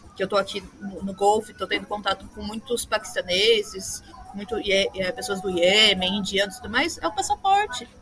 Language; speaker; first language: Portuguese; native; Portuguese